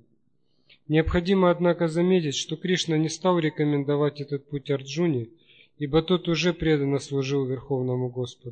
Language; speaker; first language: Russian; native; Russian